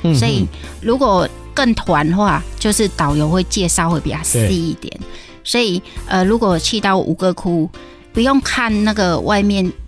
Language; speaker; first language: Chinese; non-native, fluent; Khmer